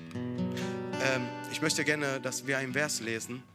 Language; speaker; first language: German; non-native, fluent; Italian